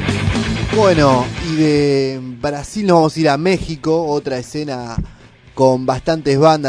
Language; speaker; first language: Spanish; native; Spanish